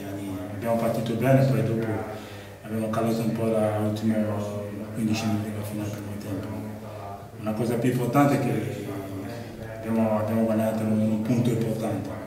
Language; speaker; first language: Italian; non-native, learner; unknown